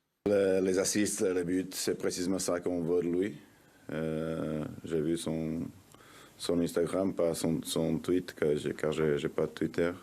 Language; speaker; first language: French; non-native, fluent; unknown